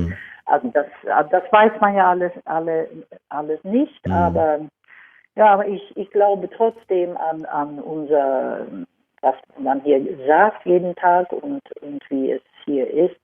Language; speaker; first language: German; non-native, fluent; Swedish